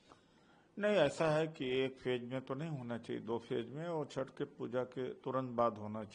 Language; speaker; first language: Hindi; native; Hindi